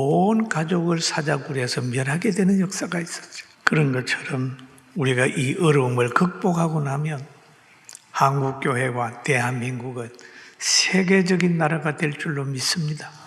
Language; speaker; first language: Korean; native; Korean